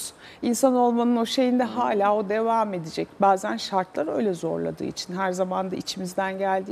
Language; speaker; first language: Turkish; native; Turkish